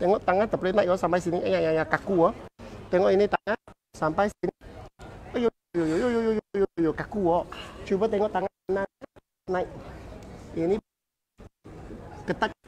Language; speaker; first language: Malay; non-native, local second language; Chinese